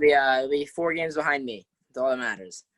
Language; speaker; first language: English; native; English